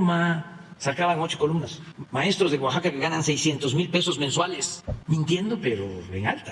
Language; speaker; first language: Spanish; native; Spanish